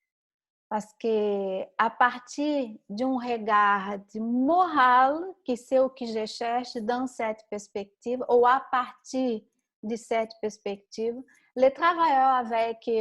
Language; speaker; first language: French; non-native, learner; Portuguese